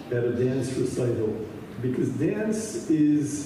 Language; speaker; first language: English; early bilingual, other home language; Ukrainian